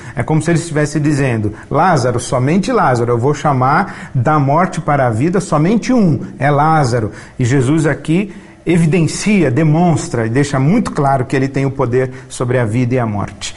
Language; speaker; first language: Portuguese; native; Portuguese